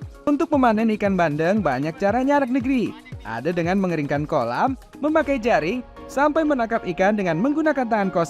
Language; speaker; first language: Indonesian; native; Indonesian